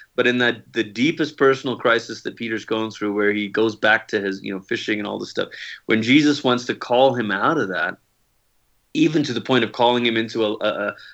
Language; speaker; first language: English; native; English